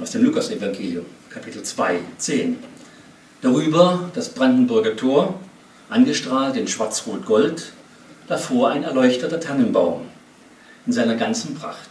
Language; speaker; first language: German; native; German